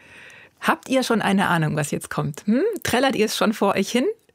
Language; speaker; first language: German; native; German